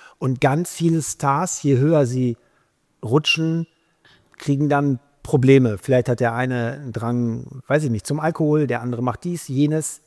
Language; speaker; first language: German; native; German